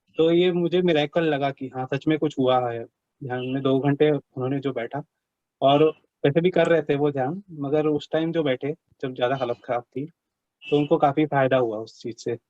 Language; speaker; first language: Hindi; native; Hindi